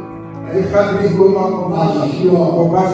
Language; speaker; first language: Dutch; non-native, learner; Lingala